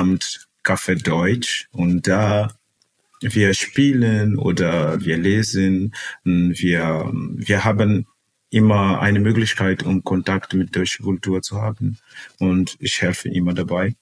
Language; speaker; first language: German; non-native, fluent; Portuguese